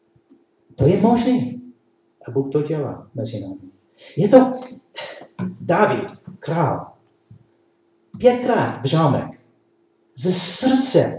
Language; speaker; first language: Czech; non-native, learner; English